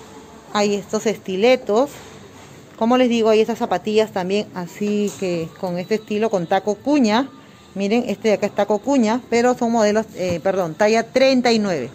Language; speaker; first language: Spanish; native; Spanish